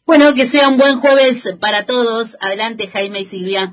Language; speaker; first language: Spanish; native; Spanish